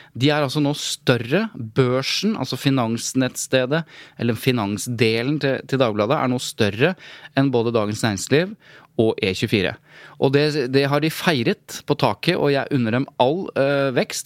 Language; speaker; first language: Norwegian; native; Norwegian